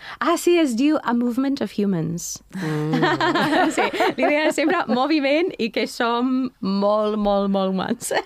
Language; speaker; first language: Catalan; non-native, fluent; English